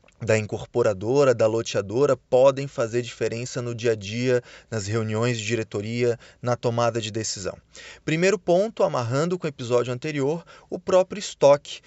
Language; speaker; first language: Portuguese; native; Portuguese